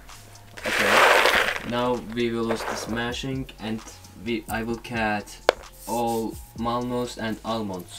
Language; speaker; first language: English; non-native, learner; Turkish